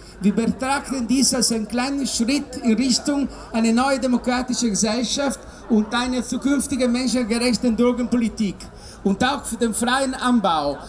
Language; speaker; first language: German; non-native, learner; Italian